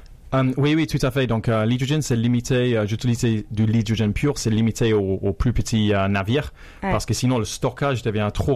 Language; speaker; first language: French; non-native, fluent; English